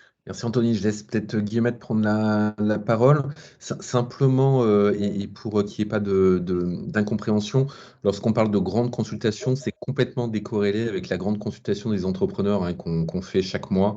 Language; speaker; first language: French; native; French